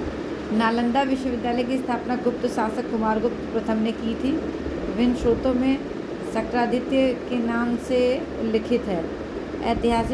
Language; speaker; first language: Hindi; native; Hindi